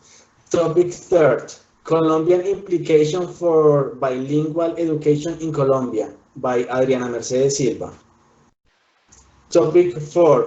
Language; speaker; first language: English; non-native, learner; Spanish